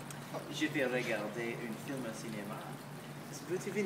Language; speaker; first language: French; non-native, learner; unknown